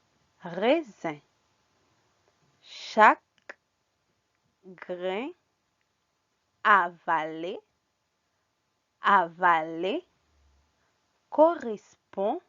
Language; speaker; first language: French; non-native, fluent; Spanish